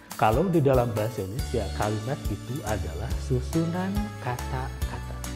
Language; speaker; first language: Indonesian; non-native, local second language; Sundanese